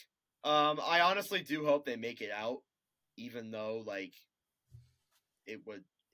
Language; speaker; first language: English; native; English